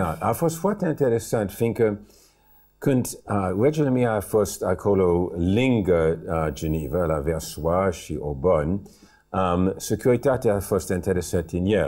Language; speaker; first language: Romanian; early bilingual, heritage; English